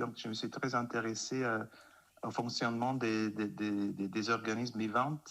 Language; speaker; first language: French; non-native, fluent; Italian